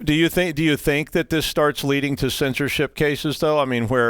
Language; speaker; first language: English; native; English